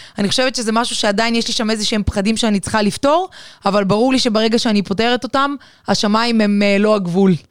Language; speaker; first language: Hebrew; non-native, fluent; Russian